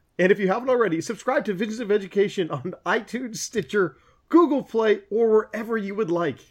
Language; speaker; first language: English; native; English